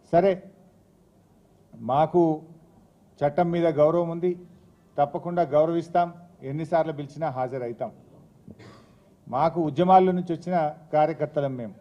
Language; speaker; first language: Telugu; native; Telugu